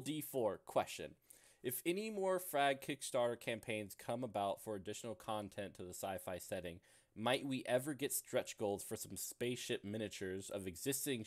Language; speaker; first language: English; native; English